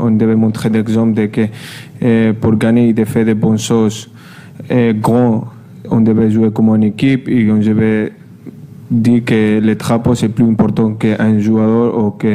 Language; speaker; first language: French; non-native, fluent; Spanish